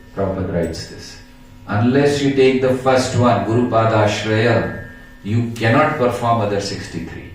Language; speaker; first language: English; non-native, local second language; Hindi